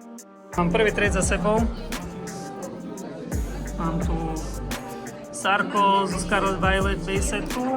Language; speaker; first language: Slovak; native; Slovak